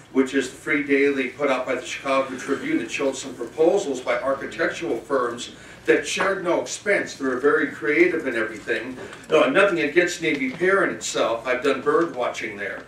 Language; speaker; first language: English; native; English